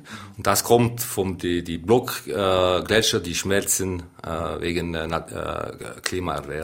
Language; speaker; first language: German; non-native, local second language; French